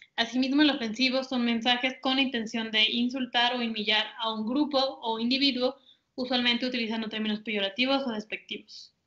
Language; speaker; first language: Spanish; native; Spanish